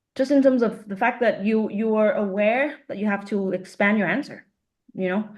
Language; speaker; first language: English; non-native, fluent; Vietnamese